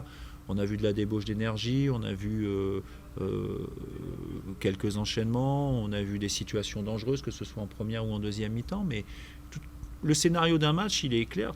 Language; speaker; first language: French; native; French